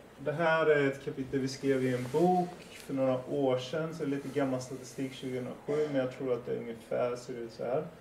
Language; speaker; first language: Swedish; early bilingual, other home language; Persian